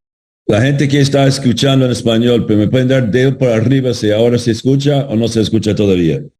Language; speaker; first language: Spanish; non-native, fluent; English